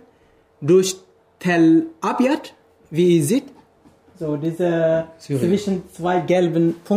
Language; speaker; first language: German; non-native, fluent; Kurdish